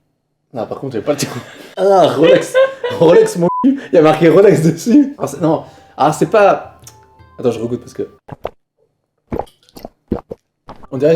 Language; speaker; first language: French; native; French